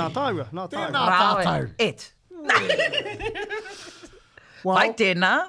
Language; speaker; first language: Māori; non-native, local second language; English